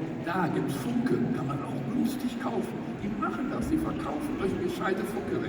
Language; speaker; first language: German; native; German